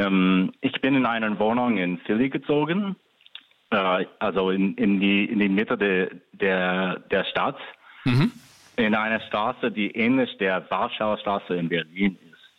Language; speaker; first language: German; non-native, fluent; English